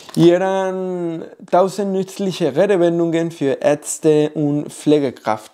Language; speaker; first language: German; non-native, fluent; Spanish